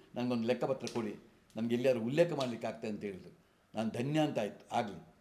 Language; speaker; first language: Kannada; non-native, local second language; Tulu